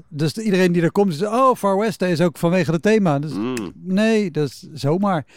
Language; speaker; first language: Dutch; native; Dutch